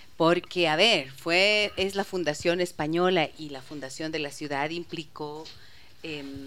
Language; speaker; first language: Spanish; native; Spanish